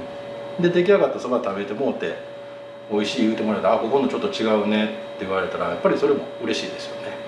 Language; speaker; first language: Japanese; native; Japanese